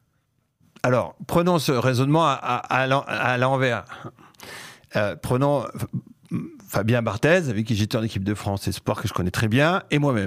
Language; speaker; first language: French; native; French